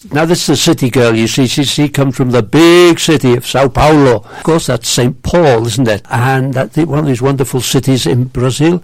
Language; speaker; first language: English; native; English